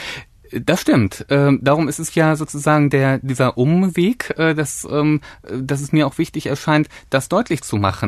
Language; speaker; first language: German; native; German